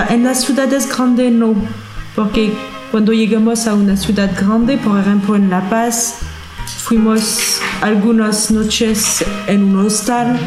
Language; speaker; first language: Spanish; non-native, fluent; French